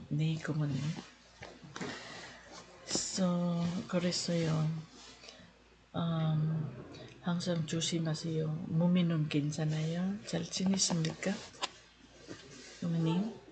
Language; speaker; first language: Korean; non-native, learner; Filipino